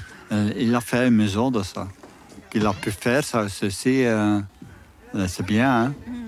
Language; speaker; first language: French; non-native, local second language; Dutch